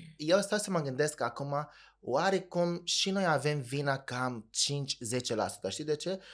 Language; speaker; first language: Romanian; non-native, fluent; Arabic